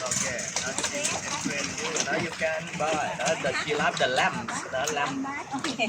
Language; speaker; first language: English; non-native, learner; Thai